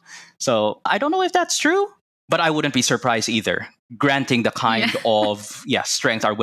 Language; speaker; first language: English; non-native, local second language; Cebuano